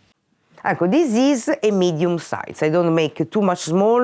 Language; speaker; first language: English; non-native, fluent; Italian